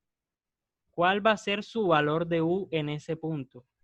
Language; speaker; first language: Spanish; native; Spanish